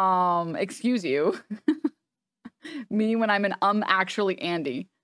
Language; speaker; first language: English; native; English